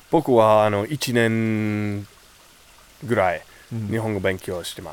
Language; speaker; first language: Japanese; non-native, learner; English